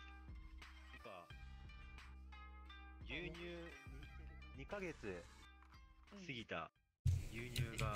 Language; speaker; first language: Japanese; native; Japanese